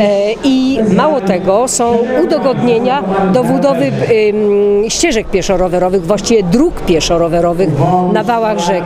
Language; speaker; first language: Polish; native; Polish